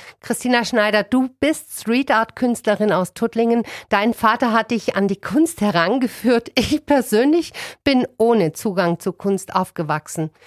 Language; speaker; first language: German; native; German